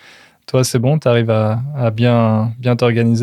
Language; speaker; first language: French; native; French